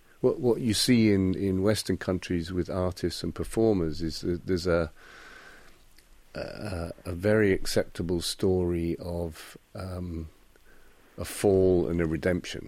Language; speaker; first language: English; native; English